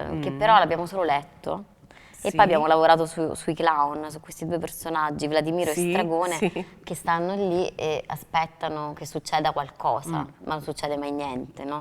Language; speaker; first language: Italian; native; Italian